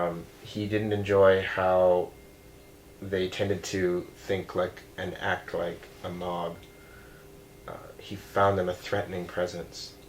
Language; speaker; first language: English; native; English